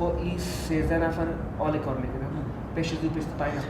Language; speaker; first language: Persian; non-native, local second language; Punjabi